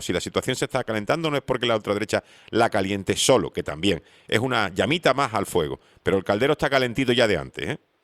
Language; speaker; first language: Spanish; native; Spanish